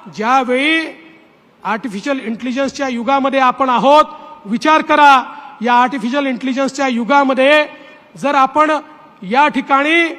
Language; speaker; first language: Marathi; native; Marathi